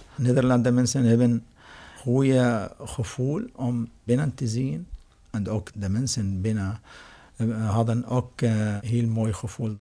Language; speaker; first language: Dutch; non-native, learner; Arabic